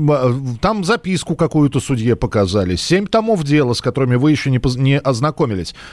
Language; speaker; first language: Russian; native; Russian